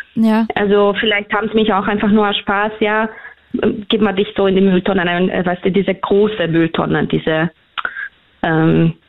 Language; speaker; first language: German; early bilingual, other home language; Hungarian